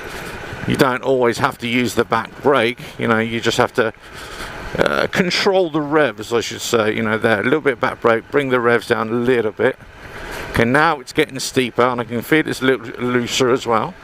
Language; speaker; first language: English; native; English